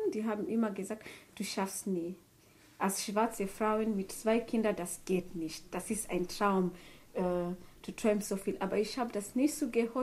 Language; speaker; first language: German; non-native, learner; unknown